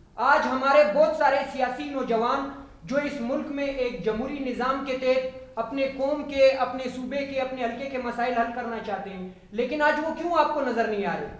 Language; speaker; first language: Urdu; non-native, local second language; Pashto